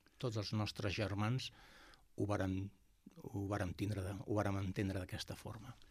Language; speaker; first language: Catalan; non-native, local second language; Spanish